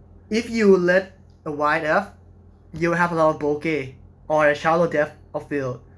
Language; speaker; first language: English; non-native, fluent; Thai